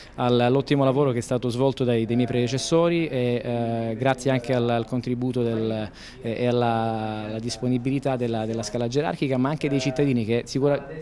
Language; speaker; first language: Italian; native; Italian